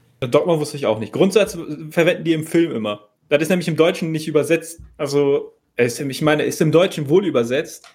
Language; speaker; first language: German; native; German